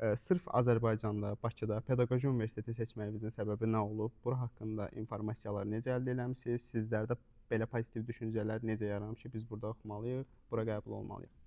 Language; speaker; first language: Azerbaijani; native; Azerbaijani